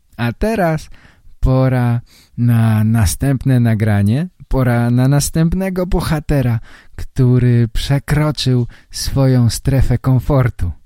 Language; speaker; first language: Polish; native; Polish